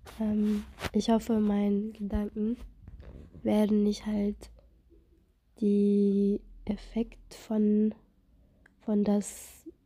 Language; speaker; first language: German; non-native, fluent; Russian